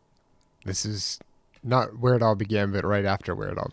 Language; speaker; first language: English; native; English